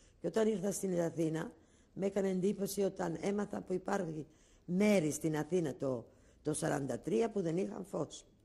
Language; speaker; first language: Greek; non-native, local second language; Ladino